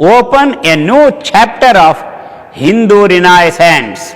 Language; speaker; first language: English; non-native, local second language; Kannada